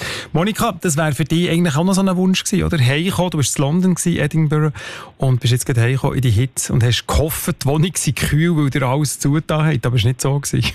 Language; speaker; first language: German; native; German